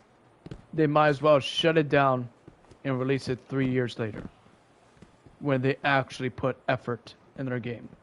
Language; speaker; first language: English; native; English